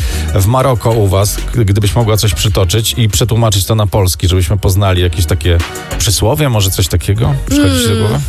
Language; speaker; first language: Polish; native; Polish